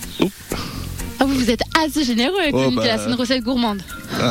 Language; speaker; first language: French; native; French